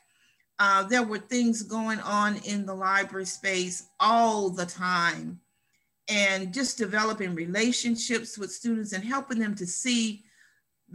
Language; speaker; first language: English; native; English